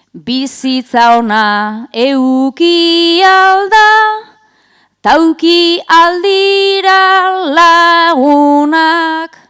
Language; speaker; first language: Basque; native; Basque